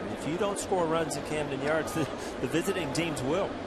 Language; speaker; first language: English; native; English